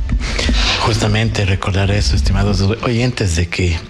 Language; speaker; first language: Spanish; native; Spanish